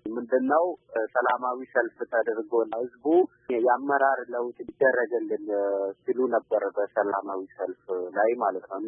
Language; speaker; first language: Amharic; non-native, local second language; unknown